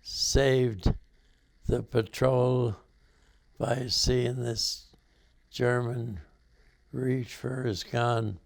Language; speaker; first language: English; native; English